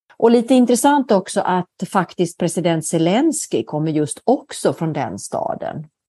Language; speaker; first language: Swedish; native; Swedish